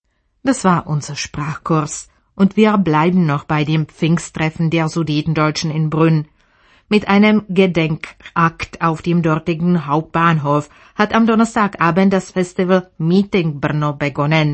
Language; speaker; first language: German; native; German